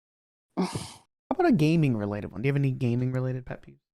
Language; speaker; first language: English; native; English